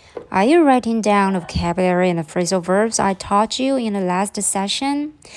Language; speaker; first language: English; non-native, fluent; Chinese